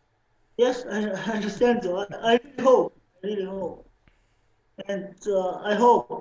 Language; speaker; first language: English; non-native, learner; Slovenian